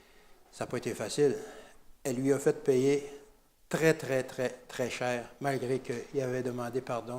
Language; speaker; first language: French; native; French